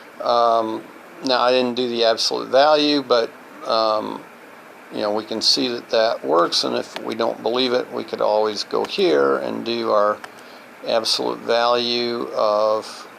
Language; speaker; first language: English; native; English